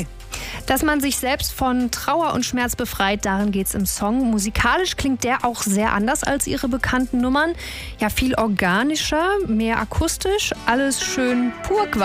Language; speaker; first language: German; native; German